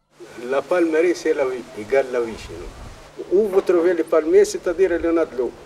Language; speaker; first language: French; non-native, local second language; Arabic